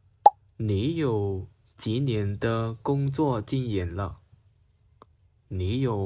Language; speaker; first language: Chinese; non-native, fluent; Khmer